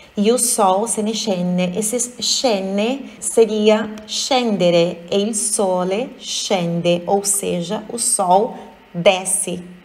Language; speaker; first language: Portuguese; native; Portuguese